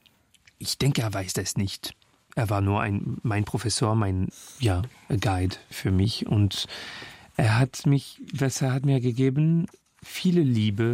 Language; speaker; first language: German; non-native, fluent; French